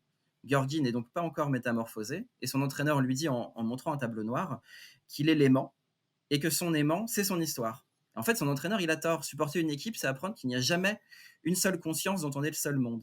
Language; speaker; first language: French; native; French